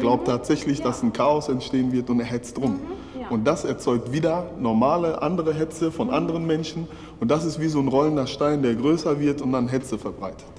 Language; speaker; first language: German; early bilingual, other home language; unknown